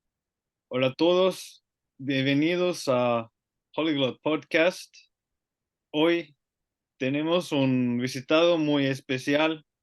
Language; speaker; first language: Spanish; non-native, learner; Finnish